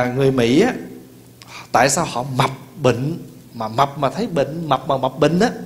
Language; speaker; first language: Vietnamese; early bilingual, heritage; Vietnamese